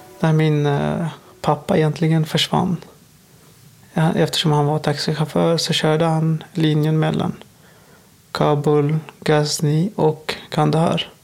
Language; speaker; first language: Swedish; non-native, fluent; Persian